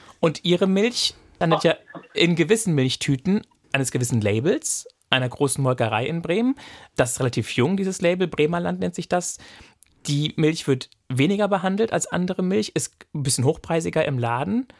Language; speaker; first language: German; native; German